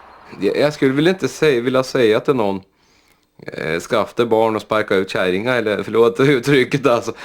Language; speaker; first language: Swedish; native; Swedish